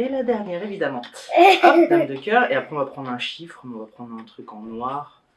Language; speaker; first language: French; native; French